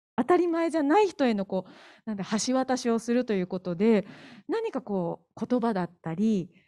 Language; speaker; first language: Japanese; native; Japanese